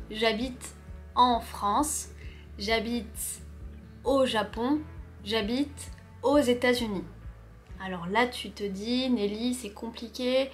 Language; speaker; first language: French; native; French